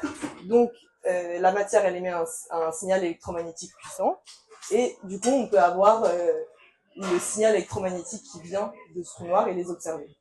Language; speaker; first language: French; native; French